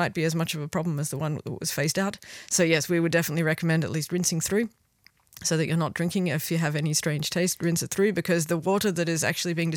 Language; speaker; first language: English; native; English